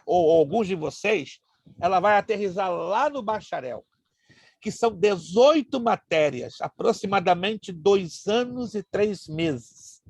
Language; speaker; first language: Portuguese; native; Portuguese